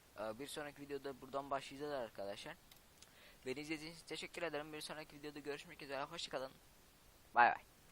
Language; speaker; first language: Turkish; native; Turkish